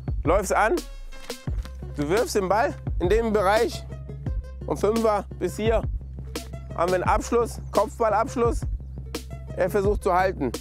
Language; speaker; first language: German; native; German